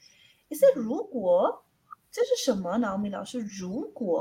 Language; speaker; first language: Chinese; non-native, learner; Spanish